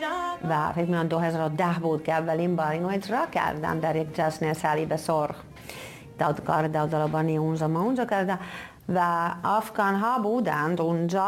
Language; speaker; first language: Persian; non-native, fluent; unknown